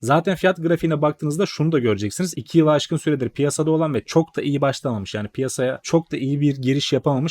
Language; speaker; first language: Turkish; native; Turkish